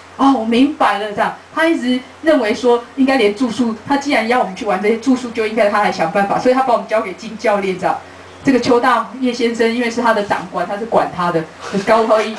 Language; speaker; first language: Chinese; native; Chinese